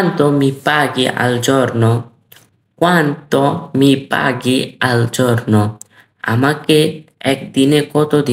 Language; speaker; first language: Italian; non-native, fluent; Bangla